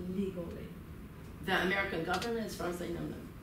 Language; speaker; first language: English; early bilingual, other home language; Arabic